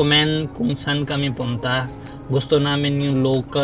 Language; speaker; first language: Filipino; non-native, learner; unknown